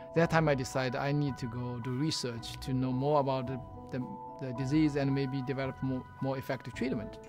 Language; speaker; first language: English; non-native, fluent; Chinese